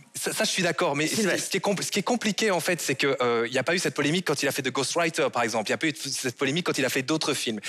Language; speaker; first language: French; native; French